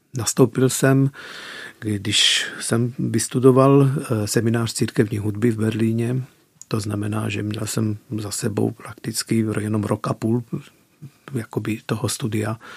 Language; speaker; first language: Czech; early bilingual, heritage; Czech